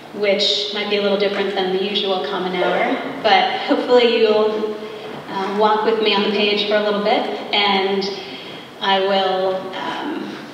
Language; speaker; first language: English; native; English